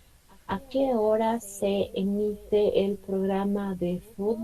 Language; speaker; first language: Spanish; non-native, fluent; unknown